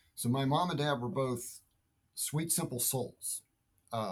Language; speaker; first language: English; native; English